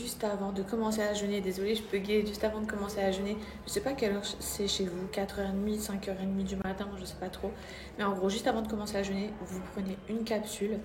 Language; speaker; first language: French; native; French